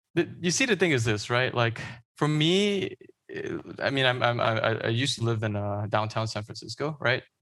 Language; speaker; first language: English; non-native, local second language; Chinese